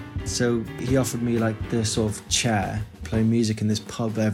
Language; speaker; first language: English; native; English